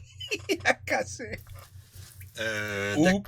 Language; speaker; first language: French; non-native, learner; English